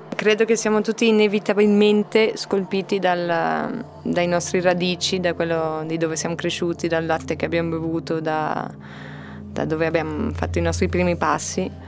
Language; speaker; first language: Italian; non-native, fluent; English